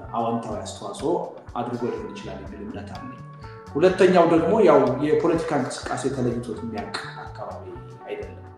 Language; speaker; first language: Amharic; native; Amharic